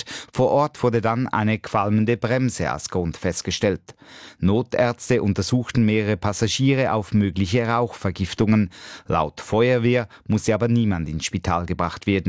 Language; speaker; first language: German; native; German